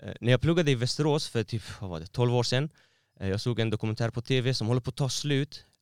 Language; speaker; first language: Swedish; non-native, fluent; Persian